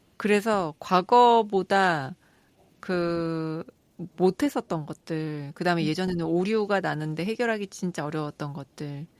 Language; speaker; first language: Korean; native; Korean